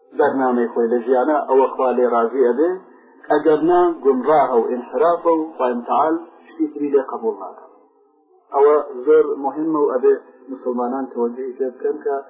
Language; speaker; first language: Central Kurdish; non-native, local second language; Gurani